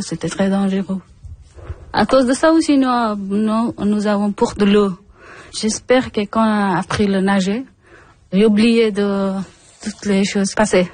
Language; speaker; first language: French; non-native, learner; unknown